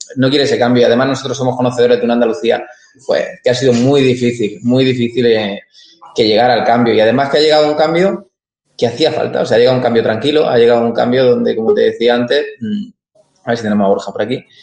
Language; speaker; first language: Spanish; native; Spanish